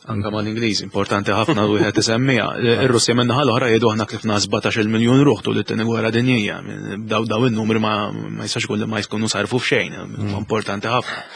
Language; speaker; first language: Maltese; native; Maltese